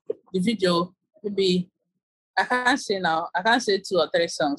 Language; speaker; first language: English; non-native, local second language; Igbo